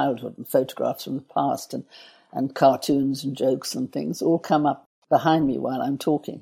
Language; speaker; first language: English; native; English